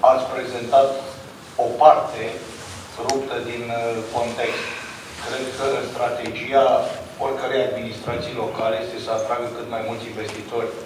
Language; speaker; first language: Romanian; native; Romanian